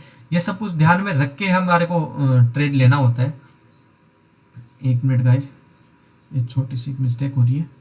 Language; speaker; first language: Hindi; native; Hindi